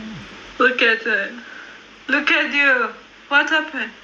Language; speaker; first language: English; non-native, fluent; Persian